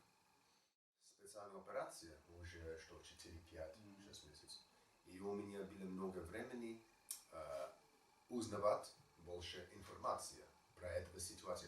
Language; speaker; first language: Russian; non-native, learner; English